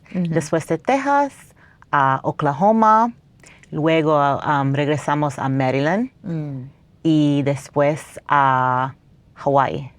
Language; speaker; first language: Spanish; non-native, fluent; English